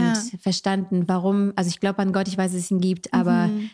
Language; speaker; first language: German; non-native, fluent; French